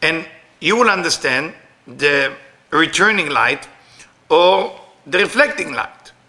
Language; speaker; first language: English; non-native, fluent; Hebrew